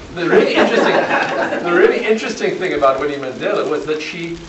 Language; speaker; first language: English; native; English